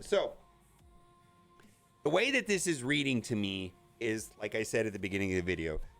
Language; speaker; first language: English; native; English